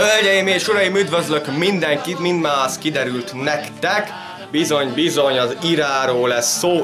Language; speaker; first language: Hungarian; native; Hungarian